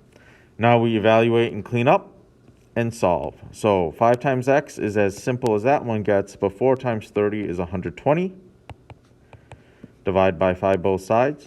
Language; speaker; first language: English; native; English